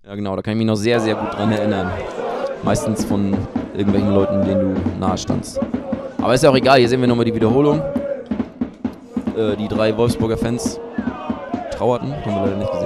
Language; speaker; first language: German; native; German